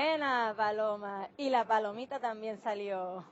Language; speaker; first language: Spanish; native; Spanish